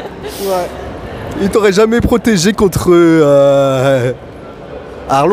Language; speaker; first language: French; native; French